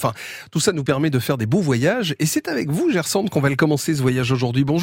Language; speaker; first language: French; native; French